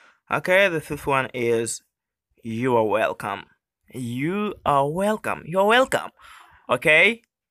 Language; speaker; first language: English; non-native, learner; Haitian Creole